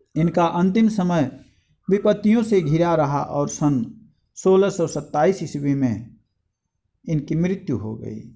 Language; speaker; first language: Hindi; native; Hindi